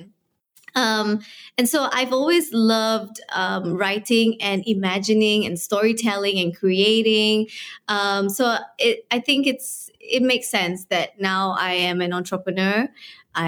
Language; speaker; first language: English; non-native, local second language; Malay